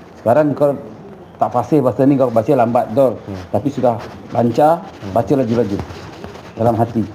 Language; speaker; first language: Malay; native; Malay